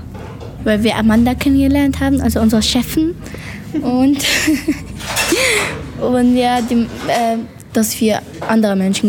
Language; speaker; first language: German; non-native, learner; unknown